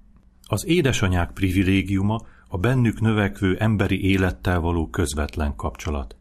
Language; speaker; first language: Hungarian; native; Hungarian